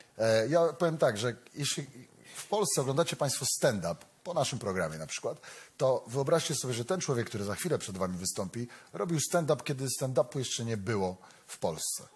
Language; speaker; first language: Polish; native; Polish